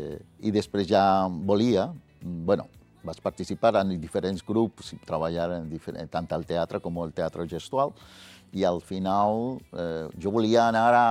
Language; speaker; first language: Catalan; non-native, fluent; Spanish